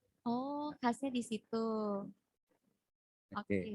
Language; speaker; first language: Indonesian; native; Indonesian